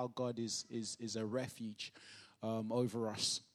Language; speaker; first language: English; non-native, local second language; Yoruba